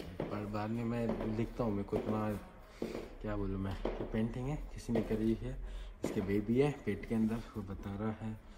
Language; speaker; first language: Russian; non-native, learner; Hindi